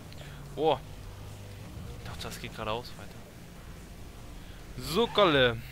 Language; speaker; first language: German; native; German